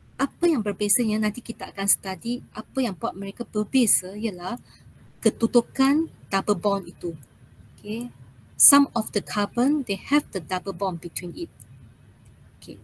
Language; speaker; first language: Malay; non-native, local second language; Chinese